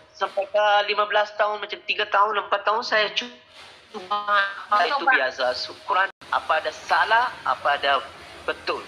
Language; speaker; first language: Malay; non-native, learner; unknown